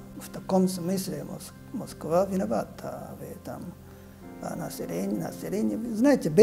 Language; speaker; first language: Russian; non-native, fluent; Japanese